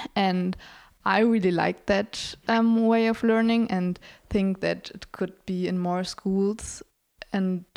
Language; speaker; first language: English; non-native, fluent; German